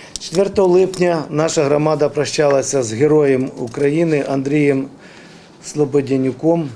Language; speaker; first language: Ukrainian; native; Ukrainian